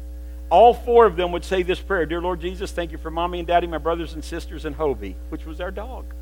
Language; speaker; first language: English; native; English